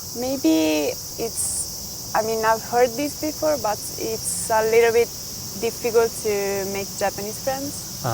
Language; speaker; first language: English; non-native, fluent; Italian